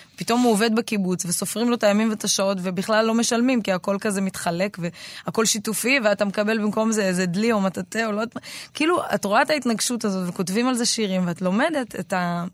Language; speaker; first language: Hebrew; native; Hebrew